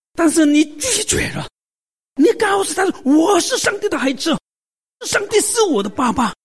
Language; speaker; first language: Chinese; non-native, fluent; Korean